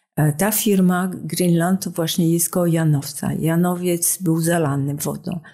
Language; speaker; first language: Polish; non-native, fluent; French